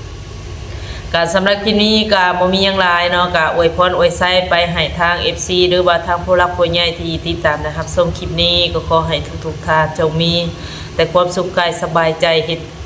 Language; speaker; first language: Thai; non-native, local second language; Lao